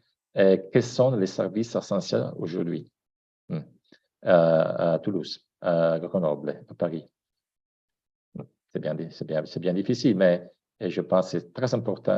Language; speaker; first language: French; non-native, fluent; Italian